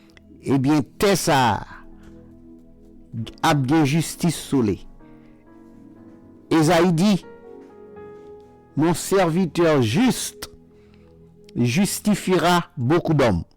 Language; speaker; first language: French; non-native, local second language; Haitian Creole